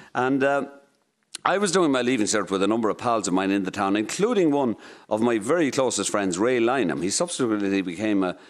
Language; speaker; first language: English; native; English